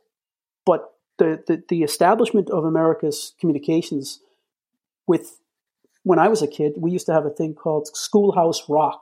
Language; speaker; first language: English; native; English